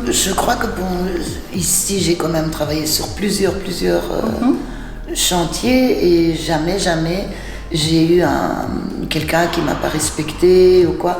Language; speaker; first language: French; non-native, fluent; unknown